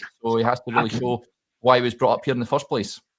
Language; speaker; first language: English; native; English